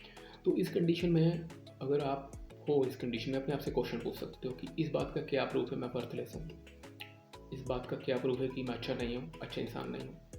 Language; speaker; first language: Hindi; non-native, local second language; Punjabi